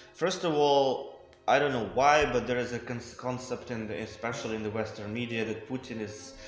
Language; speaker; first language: English; non-native, fluent; Russian